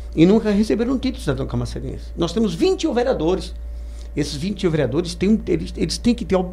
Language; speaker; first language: Portuguese; native; Portuguese